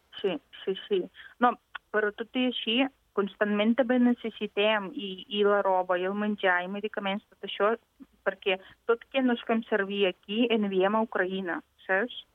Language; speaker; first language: Catalan; non-native, fluent; Ukrainian